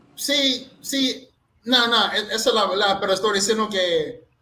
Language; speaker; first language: Spanish; non-native, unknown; English